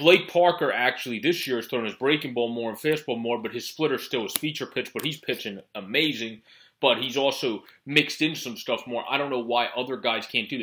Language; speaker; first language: English; native; English